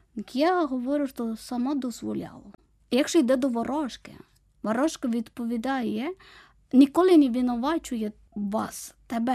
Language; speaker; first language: Ukrainian; non-native, learner; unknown